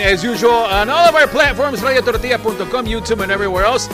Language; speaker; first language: English; early bilingual, other home language; Spanish